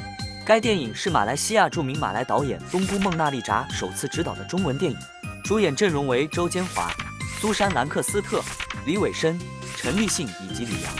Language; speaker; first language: Chinese; native; Chinese